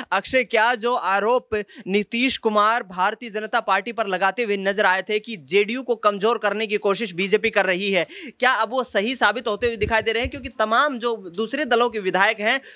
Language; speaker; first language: Hindi; native; Hindi